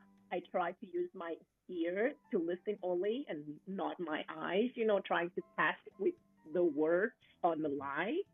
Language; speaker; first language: English; non-native, fluent; Thai